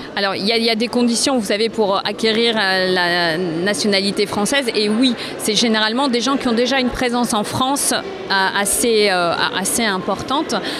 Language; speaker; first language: French; native; French